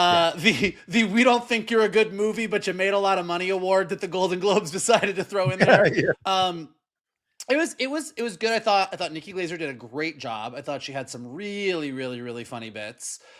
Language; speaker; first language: English; native; English